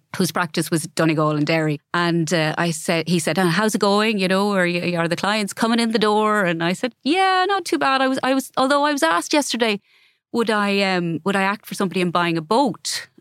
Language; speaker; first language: English; native; English